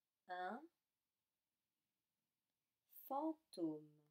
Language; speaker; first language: French; native; French